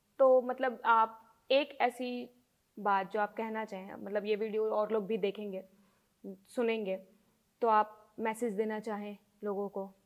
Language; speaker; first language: Hindi; native; Hindi